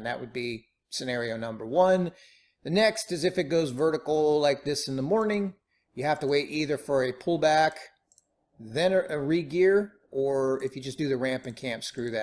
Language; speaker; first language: English; native; English